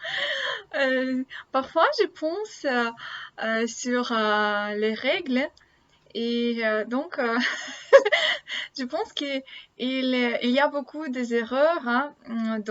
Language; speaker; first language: French; non-native, learner; Russian